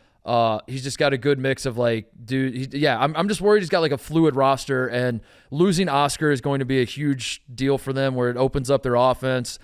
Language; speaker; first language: English; native; English